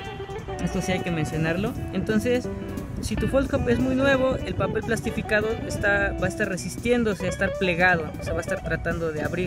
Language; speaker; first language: Spanish; native; Spanish